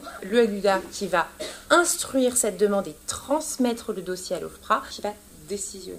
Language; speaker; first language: French; native; French